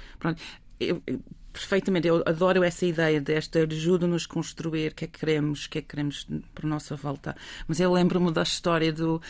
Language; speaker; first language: Portuguese; non-native, fluent; English